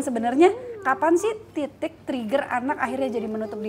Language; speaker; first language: Indonesian; native; Indonesian